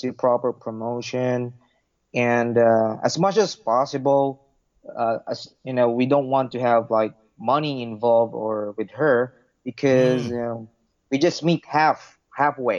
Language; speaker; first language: English; non-native, local second language; Filipino